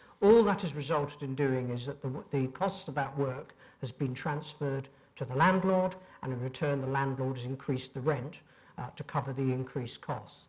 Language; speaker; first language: English; native; English